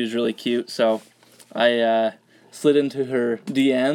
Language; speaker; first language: English; native; English